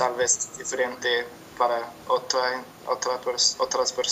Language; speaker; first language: Spanish; non-native, learner; English